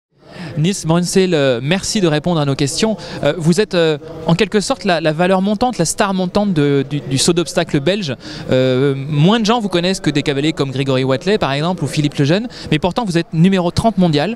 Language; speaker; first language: French; native; French